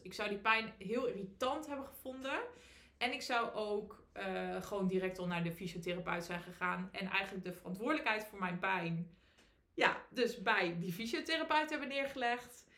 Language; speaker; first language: Dutch; native; Dutch